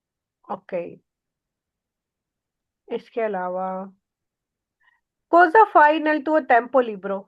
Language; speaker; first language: Italian; non-native, learner; Urdu